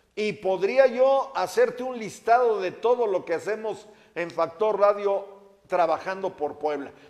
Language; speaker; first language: Spanish; native; Spanish